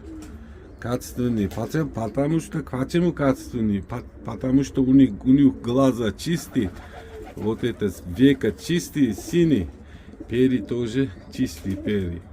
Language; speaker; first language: Russian; non-native, local second language; Uzbek